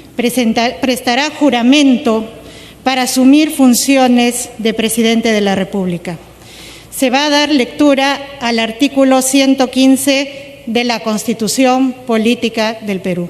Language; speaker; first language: Spanish; native; Spanish